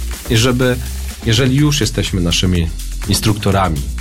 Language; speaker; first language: Polish; native; Polish